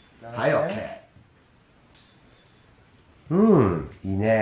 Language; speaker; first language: Japanese; native; Japanese